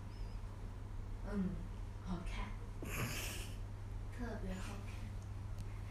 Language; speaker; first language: Chinese; native; Chinese